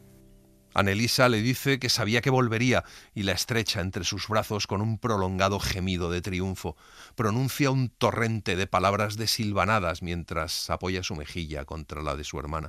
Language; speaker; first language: Spanish; native; Spanish